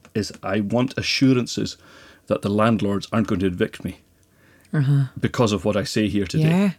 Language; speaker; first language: English; native; English